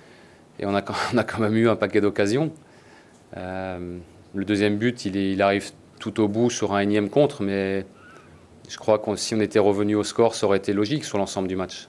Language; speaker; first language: French; native; French